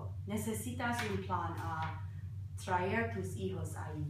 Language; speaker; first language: Spanish; non-native, learner; English